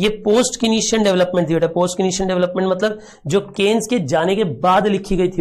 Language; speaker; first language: Hindi; native; Hindi